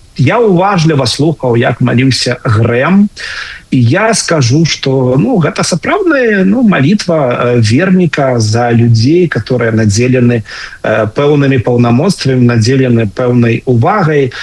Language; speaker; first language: Belarusian; non-native, local second language; Russian